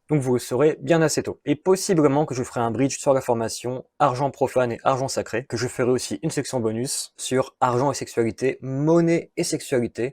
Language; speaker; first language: French; native; French